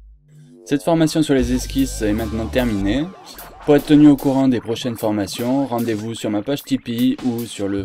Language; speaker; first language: French; native; French